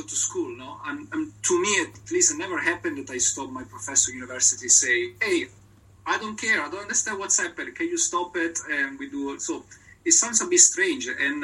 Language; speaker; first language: English; non-native, learner; Italian